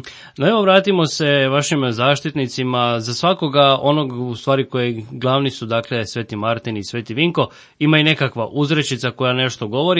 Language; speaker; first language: Croatian; native; Croatian